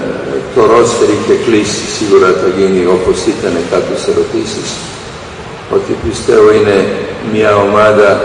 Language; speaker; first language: Greek; non-native, fluent; Serbian